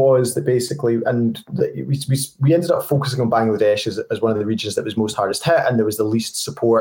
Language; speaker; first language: English; native; English